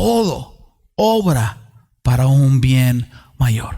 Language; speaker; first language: Spanish; native; Spanish